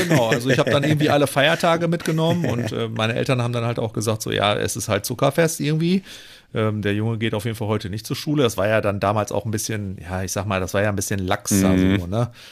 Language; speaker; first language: German; early bilingual, other home language; Turkish